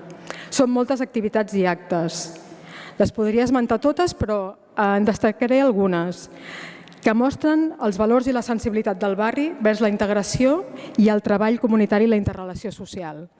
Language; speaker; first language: Catalan; native; Catalan